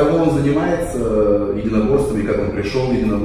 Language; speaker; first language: Russian; native; Russian